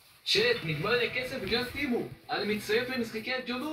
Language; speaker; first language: Hebrew; native; Hebrew